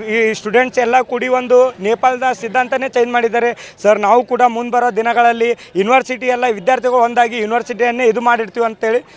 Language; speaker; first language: Kannada; native; Kannada